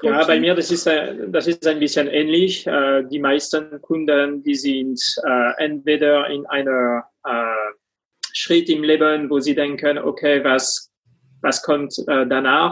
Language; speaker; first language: German; non-native, fluent; French